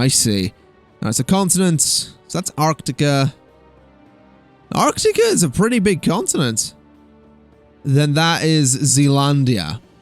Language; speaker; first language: English; native; English